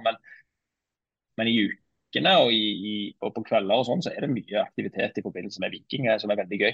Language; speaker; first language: Norwegian; native; Norwegian